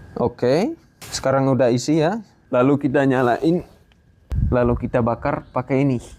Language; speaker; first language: Indonesian; non-native, fluent; Dutch